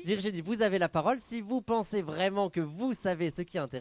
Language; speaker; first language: French; native; French